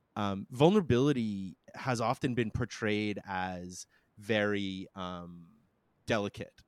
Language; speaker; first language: English; native; English